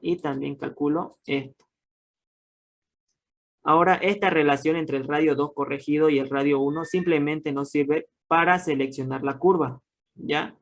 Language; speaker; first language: Spanish; native; Spanish